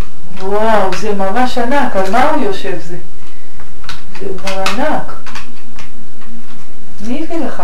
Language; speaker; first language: Hebrew; native; Hebrew